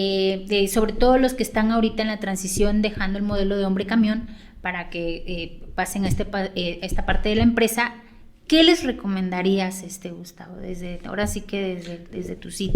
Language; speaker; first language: Spanish; native; Spanish